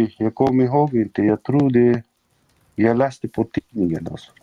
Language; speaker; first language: Swedish; non-native, local second language; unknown